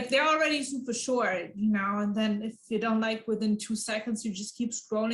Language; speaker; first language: English; non-native, fluent; German